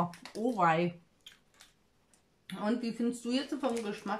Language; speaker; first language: German; native; German